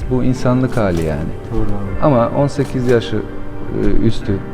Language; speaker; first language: Turkish; non-native, fluent; Albanian